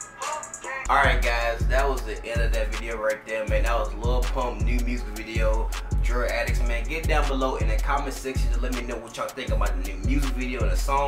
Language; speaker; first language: English; native; English